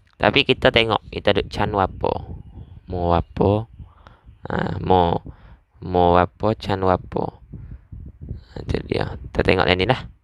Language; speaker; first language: Malay; native; Malay